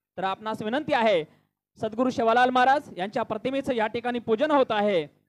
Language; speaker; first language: Marathi; non-native, local second language; Lambadi